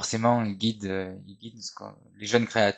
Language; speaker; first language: French; native; French